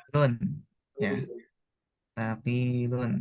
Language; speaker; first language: Arabic; non-native, fluent; Indonesian